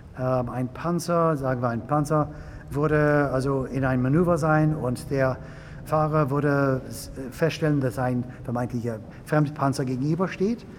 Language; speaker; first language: German; native; German